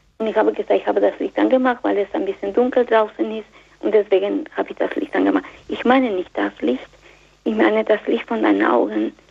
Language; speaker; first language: German; non-native, fluent; Spanish